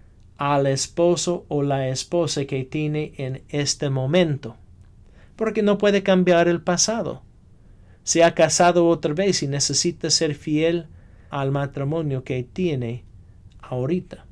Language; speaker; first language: Spanish; non-native, fluent; English